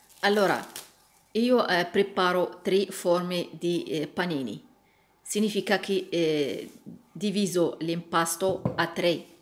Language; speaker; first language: Italian; non-native, learner; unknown